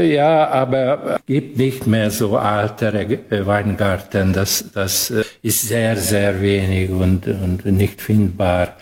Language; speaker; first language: German; non-native, local second language; Hungarian